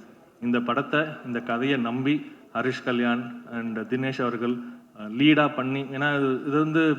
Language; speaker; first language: Tamil; native; Tamil